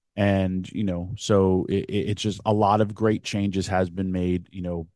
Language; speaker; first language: English; native; English